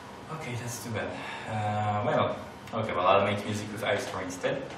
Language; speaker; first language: English; non-native, fluent; French